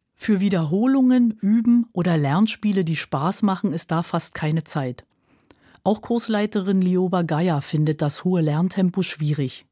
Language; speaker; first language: German; native; German